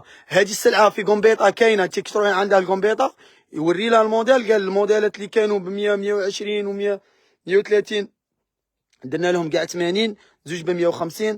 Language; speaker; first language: Arabic; native; Arabic